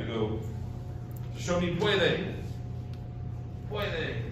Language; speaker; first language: Spanish; non-native, fluent; English